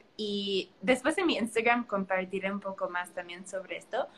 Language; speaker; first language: Spanish; early bilingual, heritage; Spanish